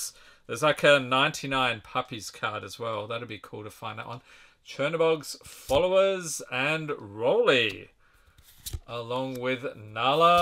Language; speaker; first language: English; native; English